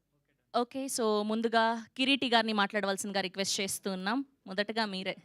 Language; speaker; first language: Telugu; native; Telugu